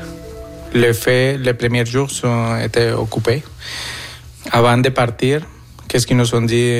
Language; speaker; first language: French; non-native, fluent; Spanish